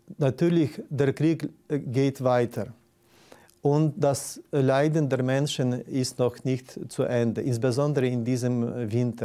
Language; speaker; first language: German; non-native, fluent; Ukrainian